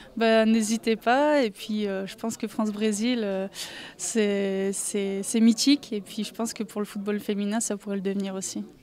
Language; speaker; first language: French; native; French